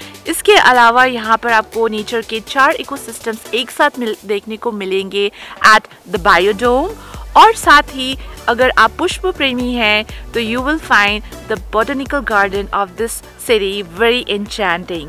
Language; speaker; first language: Hindi; native; Hindi